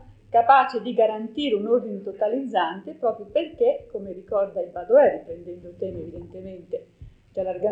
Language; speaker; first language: Italian; native; Italian